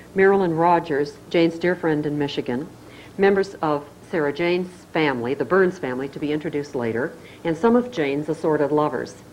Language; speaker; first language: English; native; English